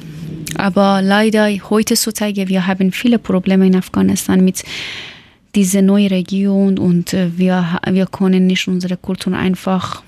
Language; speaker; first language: German; non-native, learner; Persian